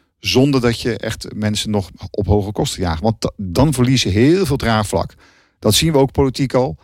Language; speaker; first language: Dutch; native; Dutch